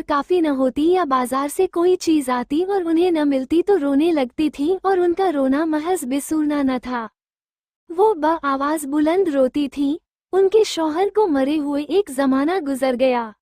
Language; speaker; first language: Hindi; native; Hindi